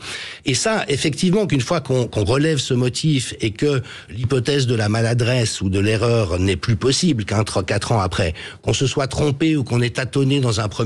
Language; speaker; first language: French; native; French